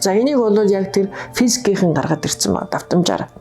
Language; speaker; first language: Mongolian; native; Mongolian